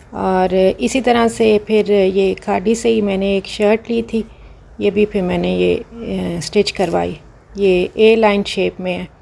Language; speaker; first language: Urdu; non-native, local second language; Punjabi